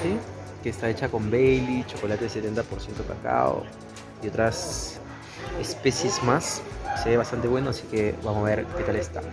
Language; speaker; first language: Spanish; native; Spanish